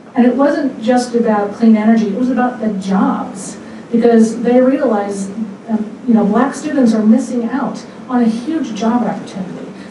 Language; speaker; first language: English; native; English